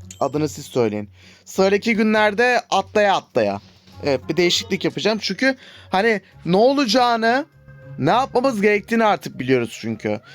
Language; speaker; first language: Turkish; native; Turkish